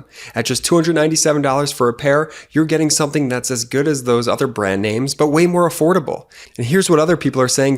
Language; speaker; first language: English; native; English